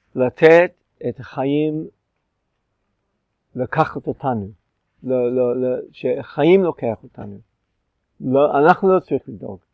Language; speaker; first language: Hebrew; non-native, fluent; English